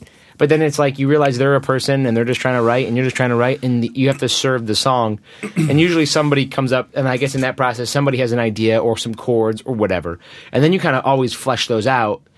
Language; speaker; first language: English; native; English